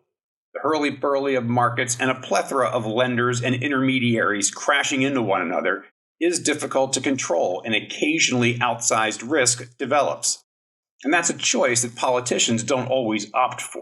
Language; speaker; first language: English; native; English